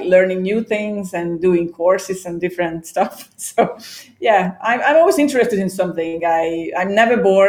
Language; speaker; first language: English; non-native, fluent; Hungarian